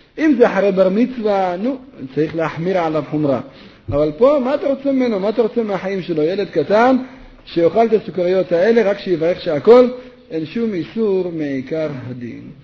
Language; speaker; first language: Hebrew; native; Hebrew